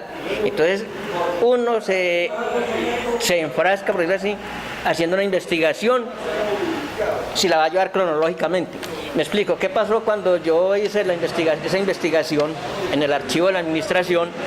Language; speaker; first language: Spanish; native; Spanish